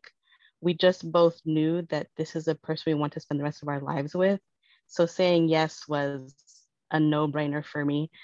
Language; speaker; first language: English; early bilingual, other home language; Spanish